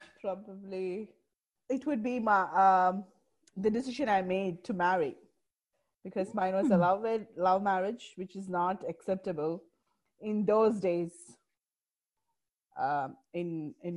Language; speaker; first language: English; non-native, local second language; Malayalam